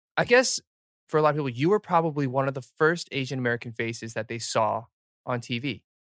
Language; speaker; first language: English; early bilingual, other home language; Korean